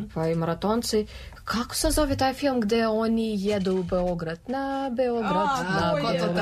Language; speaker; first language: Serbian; non-native, learner; Russian